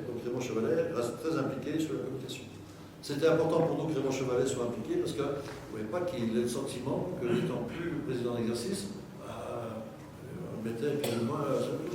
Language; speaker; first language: French; native; French